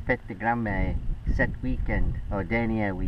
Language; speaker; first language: French; non-native, learner; English